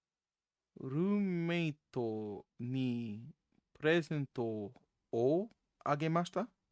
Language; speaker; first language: Japanese; non-native, learner; English